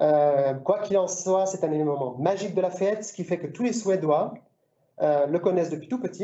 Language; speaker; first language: French; native; French